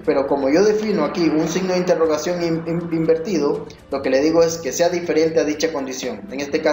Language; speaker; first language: Spanish; native; Spanish